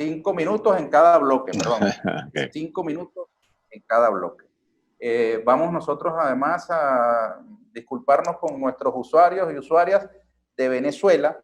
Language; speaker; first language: Spanish; native; Spanish